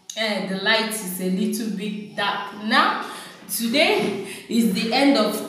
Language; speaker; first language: English; non-native, local second language; Igbo